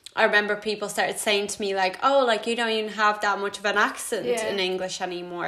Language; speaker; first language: English; early bilingual, other home language; Latvian